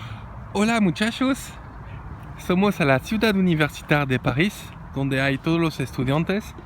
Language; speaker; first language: Spanish; non-native, learner; French